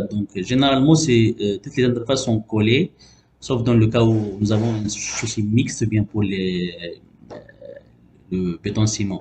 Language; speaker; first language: French; non-native, local second language; Arabic